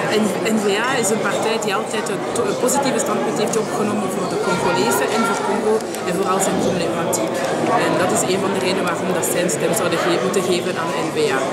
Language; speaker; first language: Dutch; non-native, fluent; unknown